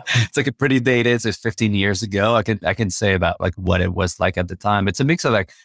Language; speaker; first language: English; non-native, fluent; French